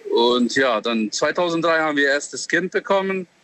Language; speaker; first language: German; non-native, learner; Albanian